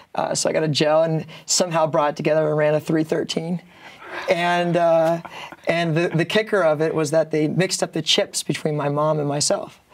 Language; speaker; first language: English; native; English